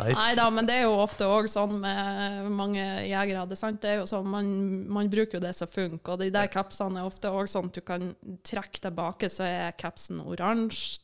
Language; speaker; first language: Norwegian; native; Norwegian